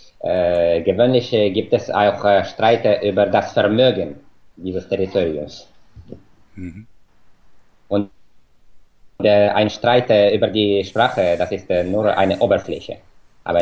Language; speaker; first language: German; non-native, fluent; Russian